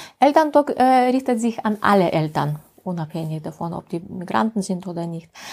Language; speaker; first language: German; non-native, fluent; Russian